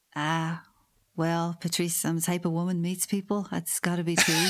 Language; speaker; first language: English; native; English